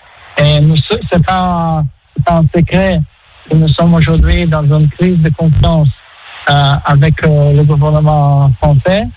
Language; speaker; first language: French; non-native, fluent; Hebrew